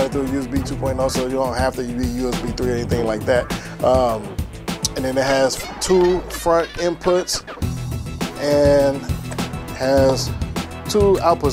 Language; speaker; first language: English; native; English